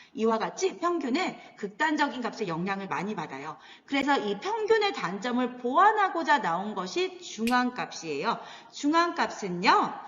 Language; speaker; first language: Korean; native; Korean